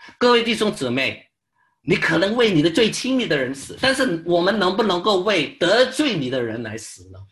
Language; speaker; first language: Chinese; non-native, local second language; Cantonese